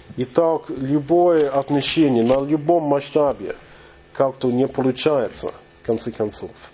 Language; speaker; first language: Russian; non-native, fluent; English